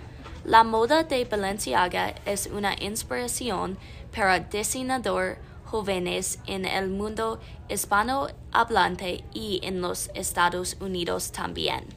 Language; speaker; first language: Spanish; non-native, learner; English